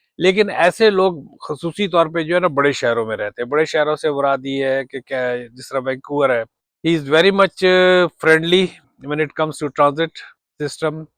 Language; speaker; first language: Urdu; native; Urdu